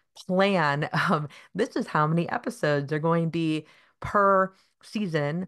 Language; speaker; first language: English; native; English